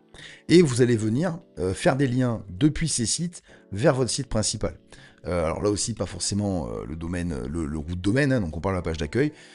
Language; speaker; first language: French; native; French